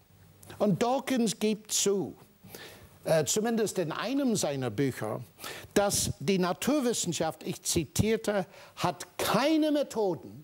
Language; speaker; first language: German; non-native, fluent; English